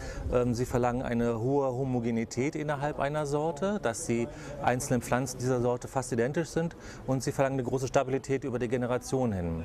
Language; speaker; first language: German; native; German